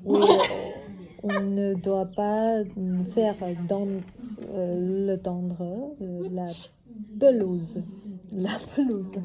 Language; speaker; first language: French; non-native, learner; Vietnamese